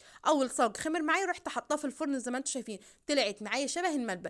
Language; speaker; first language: Arabic; native; Arabic